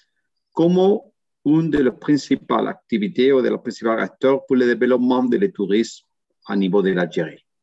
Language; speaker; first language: French; non-native, learner; Spanish